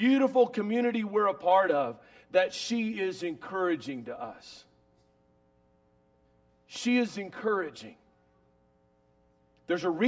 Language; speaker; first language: English; native; English